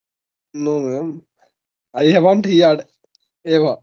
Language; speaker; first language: English; non-native, local second language; Hindi